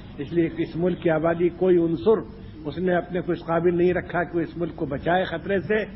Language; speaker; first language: Urdu; native; Urdu